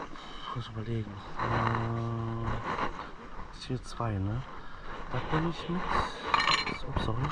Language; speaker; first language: German; non-native, learner; Turkish